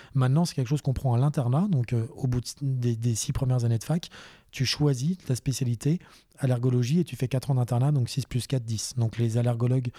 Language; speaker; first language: French; native; French